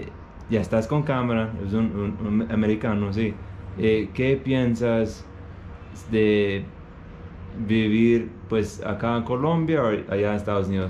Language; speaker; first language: Spanish; non-native, learner; English